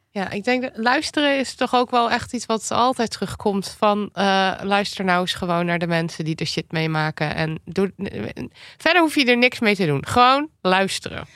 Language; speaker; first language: Dutch; native; Dutch